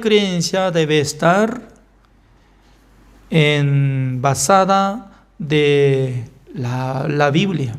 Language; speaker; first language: Spanish; non-native, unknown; Korean